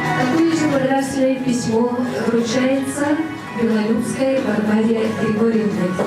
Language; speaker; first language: Russian; non-native, local second language; Yakut